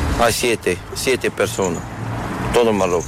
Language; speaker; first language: Spanish; non-native, learner; Arabic